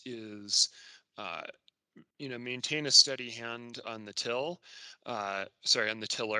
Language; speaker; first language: English; native; English